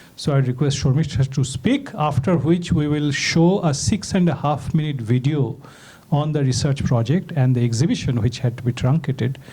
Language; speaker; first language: English; non-native, local second language; Bangla